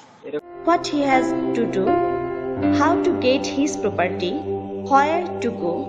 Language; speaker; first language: English; non-native, local second language; Bangla